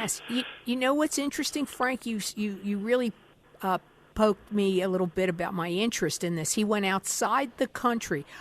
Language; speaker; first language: English; native; English